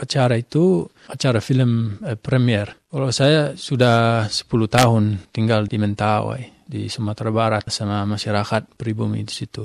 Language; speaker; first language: Indonesian; non-native, fluent; English